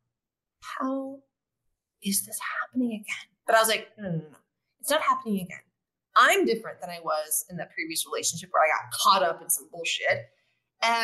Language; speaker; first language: English; native; English